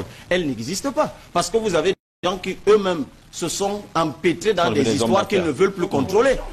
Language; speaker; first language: French; non-native, local second language; Basaa